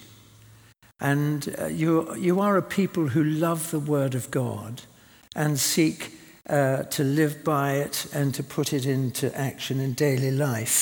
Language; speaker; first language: English; native; English